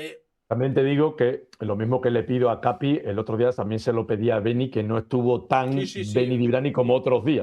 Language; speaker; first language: Spanish; native; Spanish